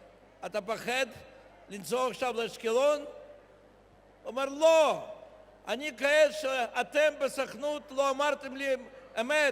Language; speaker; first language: Hebrew; non-native, fluent; Russian